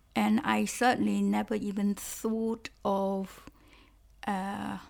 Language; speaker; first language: English; non-native, local second language; Cantonese